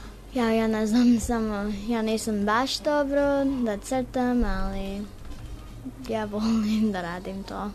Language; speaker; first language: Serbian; early bilingual, heritage; English